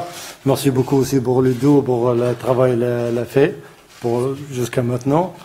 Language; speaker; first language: French; non-native, learner; Arabic